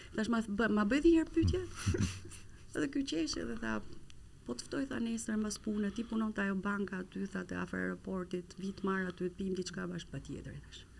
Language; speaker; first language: Albanian; native; Albanian